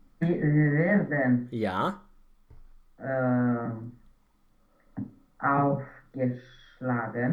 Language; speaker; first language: German; non-native, learner; Romanian